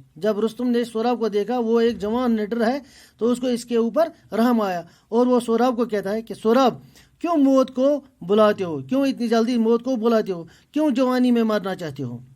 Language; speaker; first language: Urdu; non-native, local second language; Kashmiri